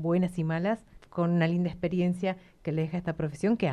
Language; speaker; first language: Spanish; native; Spanish